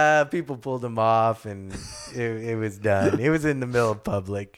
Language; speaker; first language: English; early bilingual, other home language; German